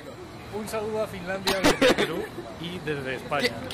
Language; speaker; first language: Spanish; native; Spanish